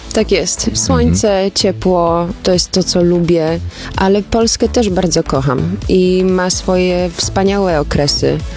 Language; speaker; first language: Polish; early bilingual, heritage; Polish